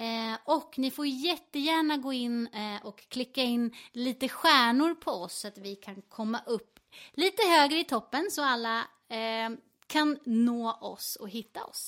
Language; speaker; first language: Swedish; native; Swedish